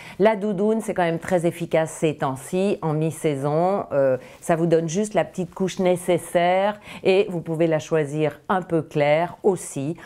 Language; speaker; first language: French; native; French